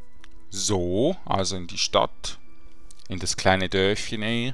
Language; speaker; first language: German; native; German